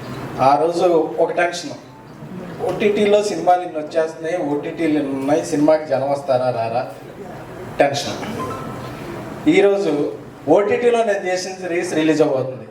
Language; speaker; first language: Telugu; native; Telugu